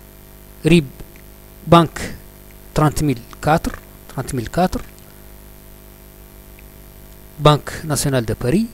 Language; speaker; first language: French; non-native, local second language; Arabic